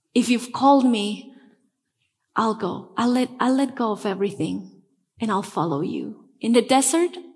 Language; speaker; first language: English; non-native, fluent; Spanish